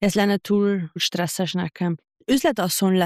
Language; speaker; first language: Hungarian; non-native, fluent; German